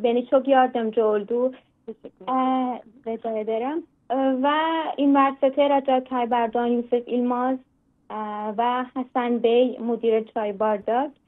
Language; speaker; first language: Turkish; non-native, learner; Persian